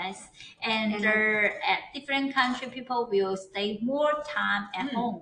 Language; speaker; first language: English; non-native, learner; Chinese